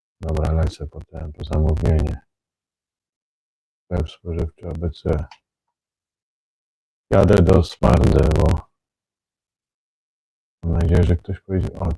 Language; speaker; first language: Polish; native; Polish